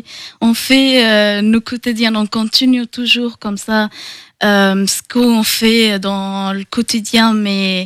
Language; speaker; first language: French; non-native, fluent; Persian